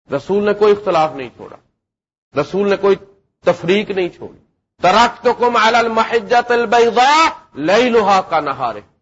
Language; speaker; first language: Urdu; non-native, local second language; Punjabi